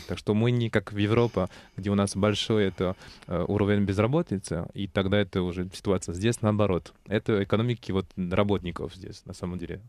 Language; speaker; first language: Russian; non-native, learner; French